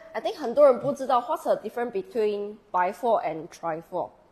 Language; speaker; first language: English; non-native, local second language; Chinese